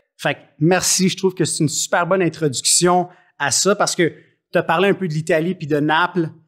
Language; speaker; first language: French; native; French